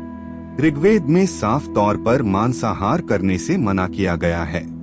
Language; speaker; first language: Hindi; native; Hindi